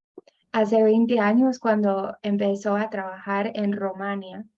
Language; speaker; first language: Spanish; non-native, fluent; English